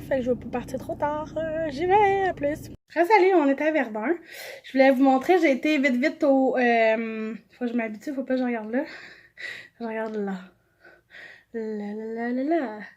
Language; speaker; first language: French; native; French